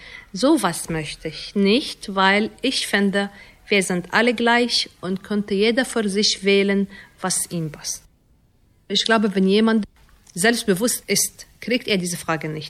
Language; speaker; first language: German; non-native, fluent; Arabic